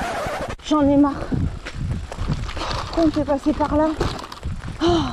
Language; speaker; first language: French; native; French